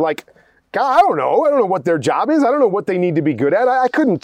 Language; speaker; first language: English; native; English